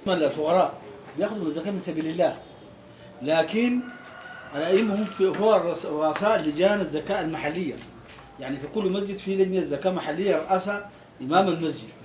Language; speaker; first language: Arabic; native; Arabic